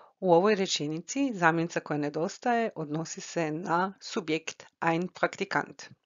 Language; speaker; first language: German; non-native, fluent; Croatian